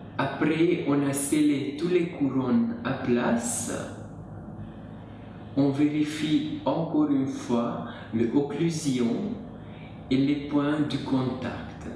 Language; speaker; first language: French; non-native, fluent; Hungarian